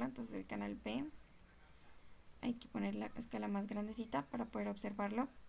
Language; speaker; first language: Spanish; native; Spanish